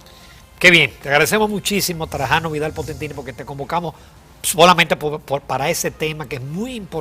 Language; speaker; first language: Spanish; native; Spanish